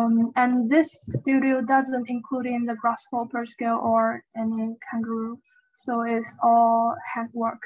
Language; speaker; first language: English; non-native, fluent; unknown